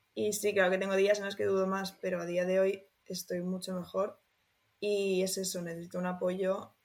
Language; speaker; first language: Spanish; native; Spanish